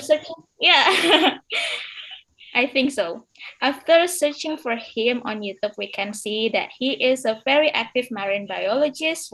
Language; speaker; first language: English; non-native, fluent; Indonesian